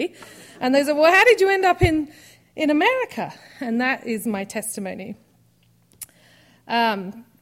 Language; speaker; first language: English; native; English